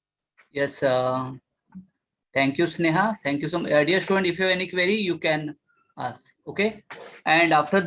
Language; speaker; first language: English; non-native, local second language; Marathi